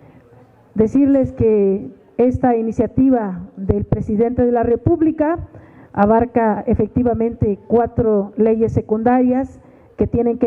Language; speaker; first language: Spanish; native; Spanish